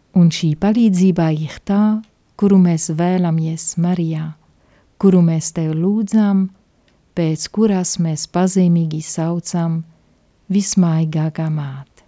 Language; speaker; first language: Latvian; non-native, fluent; Italian